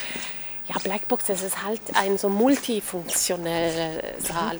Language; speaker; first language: German; non-native, fluent; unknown